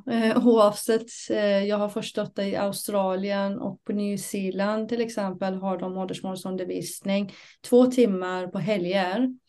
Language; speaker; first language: Swedish; non-native, fluent; Persian